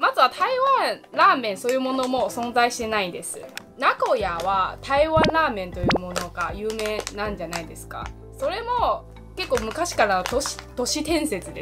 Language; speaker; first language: Japanese; non-native, learner; Chinese